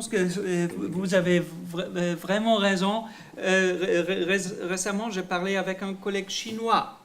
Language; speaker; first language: French; non-native, fluent; German